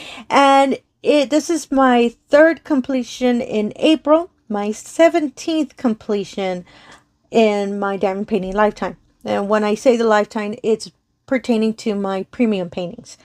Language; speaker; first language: English; native; English